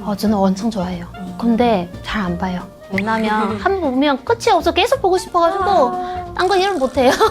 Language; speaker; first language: Korean; non-native, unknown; Chinese